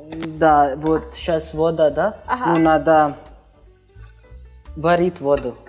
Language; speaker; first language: Russian; non-native, learner; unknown